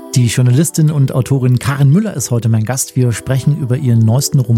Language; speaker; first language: German; native; German